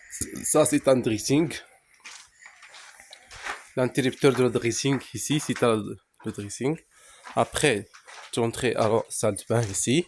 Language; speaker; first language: French; non-native, local second language; Arabic